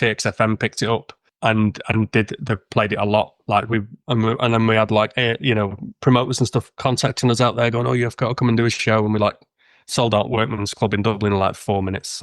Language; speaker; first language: English; native; English